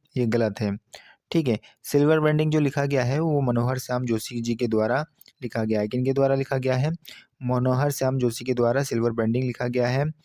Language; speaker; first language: Hindi; native; Hindi